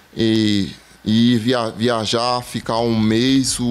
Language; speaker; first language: Portuguese; non-native, fluent; Haitian Creole